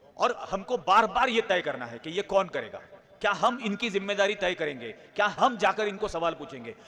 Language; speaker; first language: Hindi; non-native, local second language; Marathi